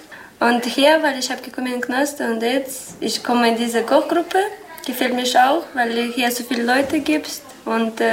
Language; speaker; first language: German; non-native, learner; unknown